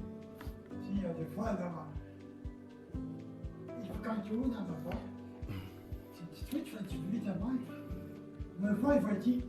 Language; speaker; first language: French; native; French